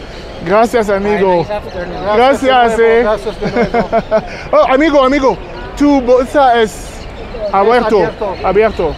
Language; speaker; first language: Spanish; non-native, learner; English